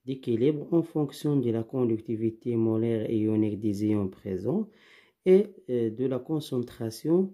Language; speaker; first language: French; non-native, local second language; Arabic